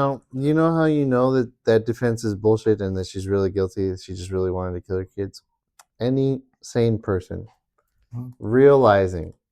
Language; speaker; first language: English; native; English